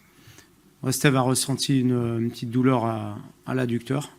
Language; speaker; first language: French; native; French